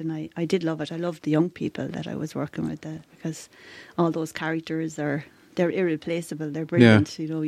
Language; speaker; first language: English; native; English